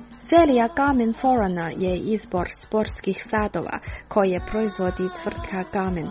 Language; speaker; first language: Croatian; native; Croatian